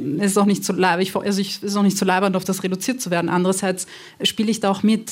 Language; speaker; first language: German; early bilingual, other home language; Croatian